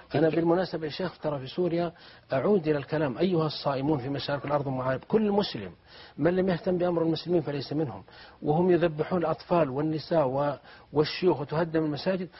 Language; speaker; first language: Arabic; native; Arabic